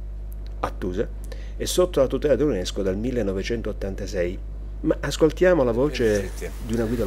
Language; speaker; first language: Italian; native; Italian